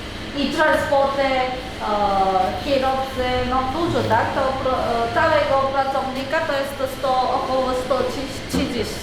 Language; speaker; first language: Polish; non-native, learner; Korean